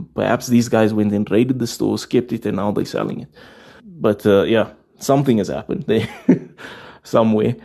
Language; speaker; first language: English; native; English